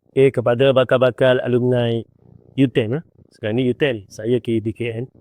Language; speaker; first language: Malay; native; Malay